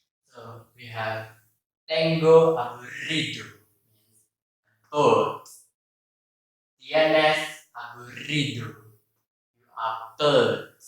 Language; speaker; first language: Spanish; non-native, learner; Indonesian